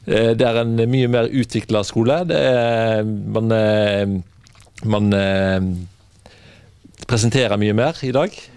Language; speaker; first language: Norwegian; non-native, fluent; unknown